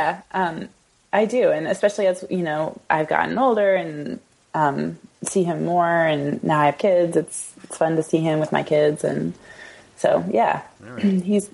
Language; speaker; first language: English; native; English